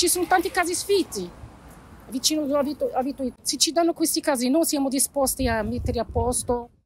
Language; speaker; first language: Italian; non-native, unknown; Arabic